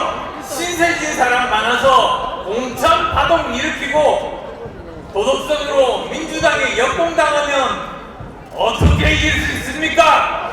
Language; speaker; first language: Korean; native; Korean